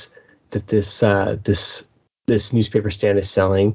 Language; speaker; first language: English; native; English